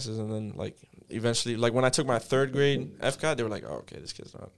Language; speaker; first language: English; early bilingual, other home language; Spanish